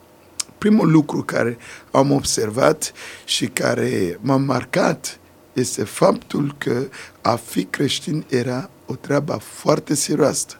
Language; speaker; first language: Romanian; non-native, fluent; Sango